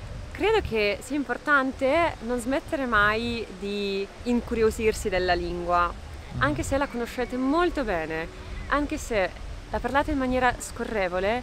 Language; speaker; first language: Italian; non-native, fluent; Russian